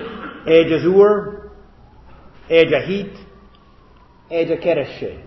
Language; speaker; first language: Hungarian; non-native, fluent; English